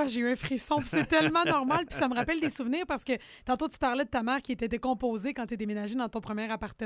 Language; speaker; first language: French; native; French